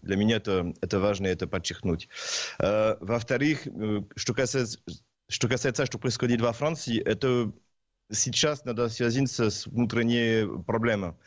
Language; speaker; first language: Russian; non-native, learner; French